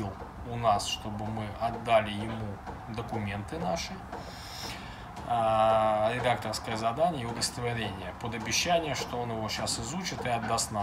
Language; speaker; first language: Russian; native; Russian